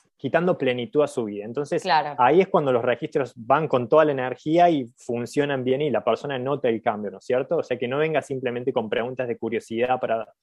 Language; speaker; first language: Spanish; native; Spanish